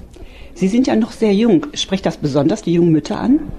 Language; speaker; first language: German; native; German